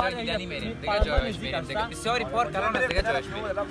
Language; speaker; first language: Persian; native; Persian